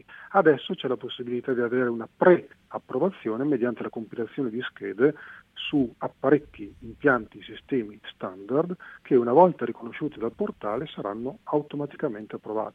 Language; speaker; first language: Italian; native; Italian